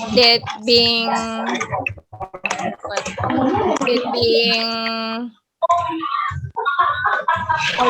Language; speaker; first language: English; non-native, learner; Indonesian